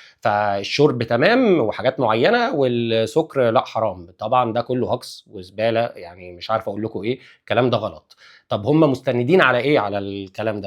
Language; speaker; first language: Arabic; native; Arabic